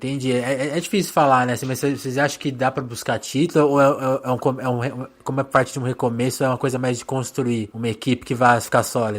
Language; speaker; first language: Portuguese; native; Portuguese